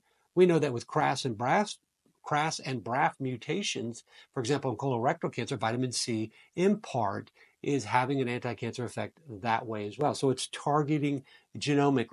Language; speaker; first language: English; native; English